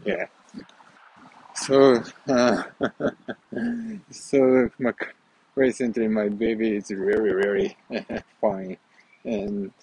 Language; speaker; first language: English; non-native, fluent; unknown